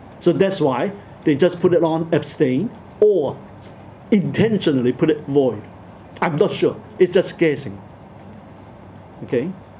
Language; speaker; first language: English; non-native, local second language; Cantonese